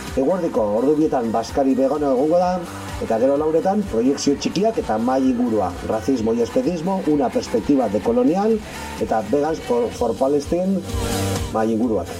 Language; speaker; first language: Basque; native; Basque